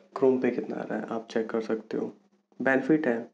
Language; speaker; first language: Hindi; native; Hindi